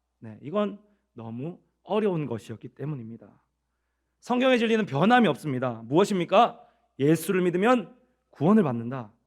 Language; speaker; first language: Korean; native; Korean